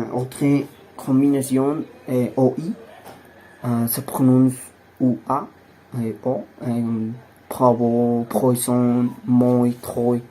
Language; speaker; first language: French; non-native, learner; Spanish